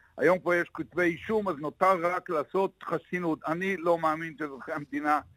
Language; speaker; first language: Hebrew; native; Hebrew